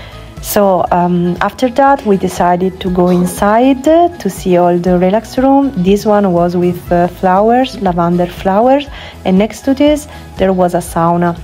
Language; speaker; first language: English; non-native, fluent; Italian